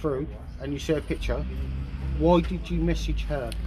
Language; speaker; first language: English; native; English